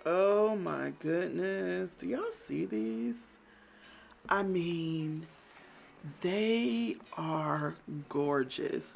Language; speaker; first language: English; native; English